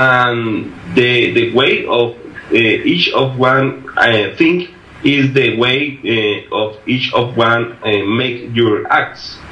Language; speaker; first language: English; non-native, learner; Spanish